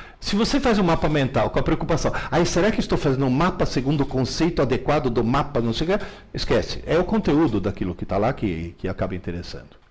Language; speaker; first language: Portuguese; early bilingual, other home language; Italian